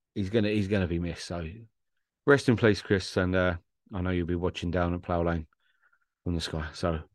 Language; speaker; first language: English; native; English